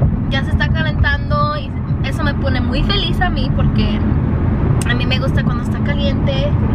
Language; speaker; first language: Spanish; early bilingual, heritage; Spanish